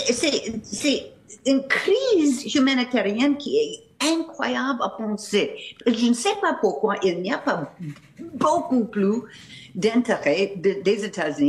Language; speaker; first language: French; non-native, fluent; English